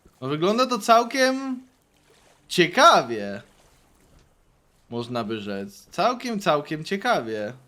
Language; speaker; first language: Polish; native; Polish